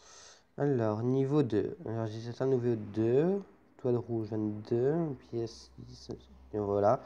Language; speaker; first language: French; native; French